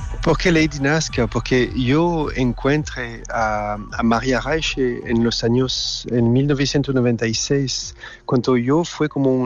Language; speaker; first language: Spanish; non-native, learner; French